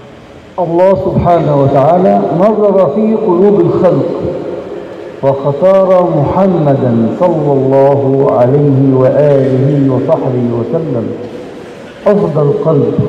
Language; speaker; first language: Arabic; native; Arabic